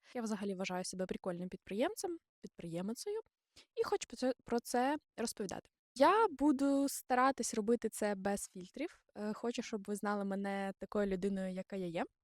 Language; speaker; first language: Ukrainian; non-native, local second language; Russian